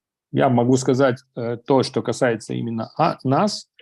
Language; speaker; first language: Russian; native; Russian